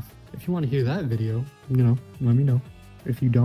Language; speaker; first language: English; native; English